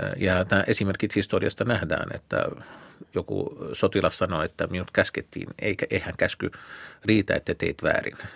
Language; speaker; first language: Finnish; non-native, fluent; Arabic